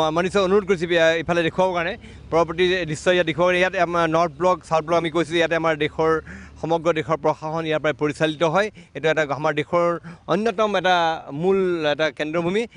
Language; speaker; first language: Assamese; native; Assamese